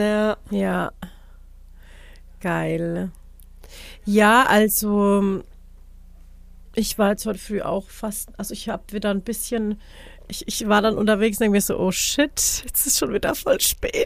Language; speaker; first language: German; native; German